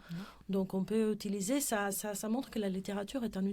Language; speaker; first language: French; non-native, fluent; Spanish